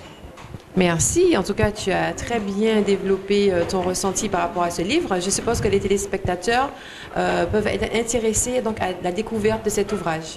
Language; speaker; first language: French; native; French